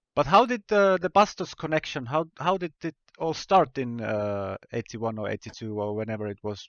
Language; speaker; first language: English; non-native, fluent; Finnish